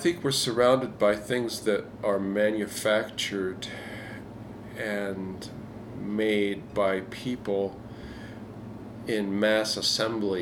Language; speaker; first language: English; native; English